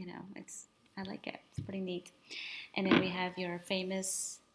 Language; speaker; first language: English; early bilingual, other home language; Spanish